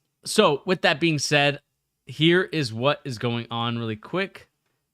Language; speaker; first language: English; native; English